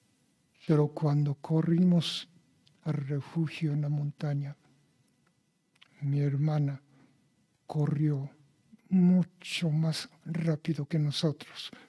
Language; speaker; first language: Spanish; non-native, fluent; Japanese